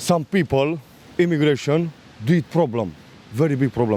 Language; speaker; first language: English; non-native, learner; Romanian